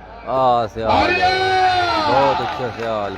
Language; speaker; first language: Hindi; non-native, local second language; Punjabi